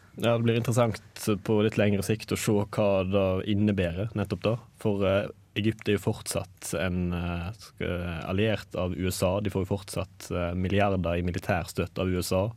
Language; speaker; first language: Norwegian; native; Norwegian